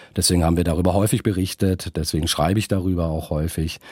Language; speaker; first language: German; native; German